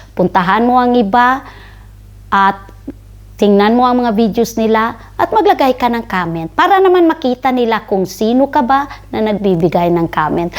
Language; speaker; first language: Filipino; non-native, local second language; Cebuano